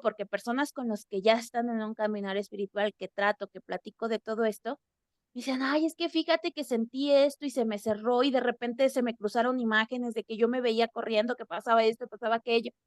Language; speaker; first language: Spanish; native; Spanish